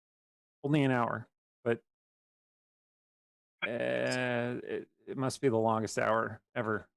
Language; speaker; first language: English; native; English